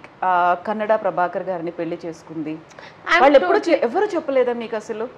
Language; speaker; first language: Telugu; native; Telugu